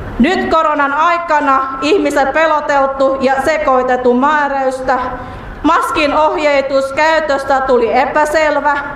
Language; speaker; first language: Finnish; non-native, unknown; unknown